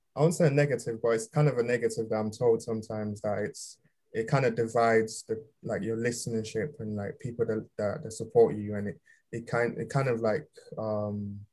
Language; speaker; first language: English; early bilingual, other home language; Yoruba